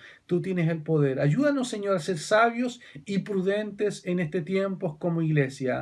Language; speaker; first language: Spanish; native; Spanish